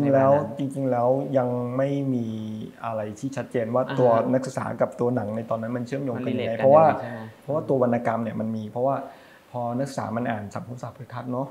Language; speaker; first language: Thai; native; Thai